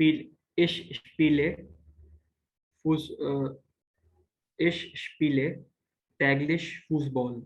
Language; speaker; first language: German; non-native, learner; Hindi